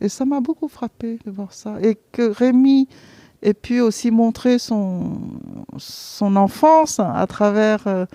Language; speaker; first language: French; non-native, fluent; Vietnamese